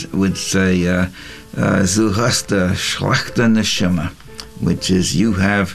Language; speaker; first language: English; non-native, local second language; Yiddish